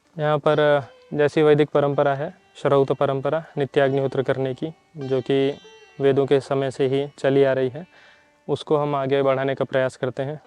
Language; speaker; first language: Hindi; native; Hindi